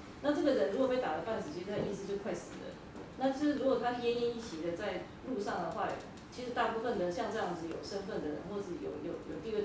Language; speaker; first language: Chinese; native; Chinese